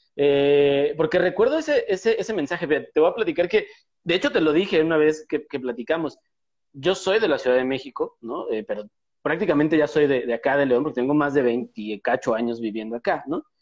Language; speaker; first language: Spanish; native; Spanish